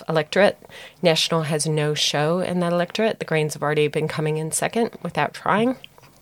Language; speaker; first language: English; native; English